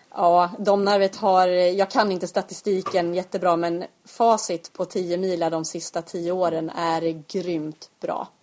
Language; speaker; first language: Swedish; native; Swedish